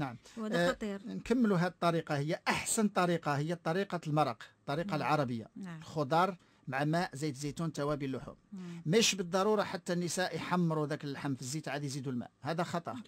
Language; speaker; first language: Arabic; native; Arabic